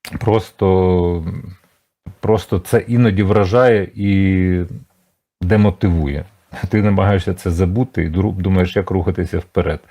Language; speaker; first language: Ukrainian; native; Ukrainian